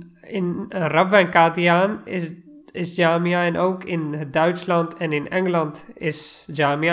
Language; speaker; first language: Dutch; non-native, fluent; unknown